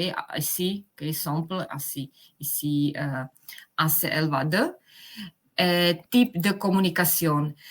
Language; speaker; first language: French; non-native, fluent; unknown